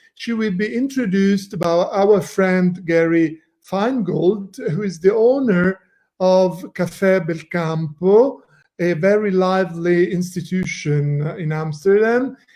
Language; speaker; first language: English; non-native, fluent; Italian